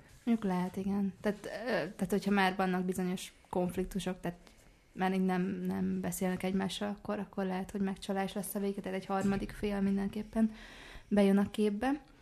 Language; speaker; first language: Hungarian; native; Hungarian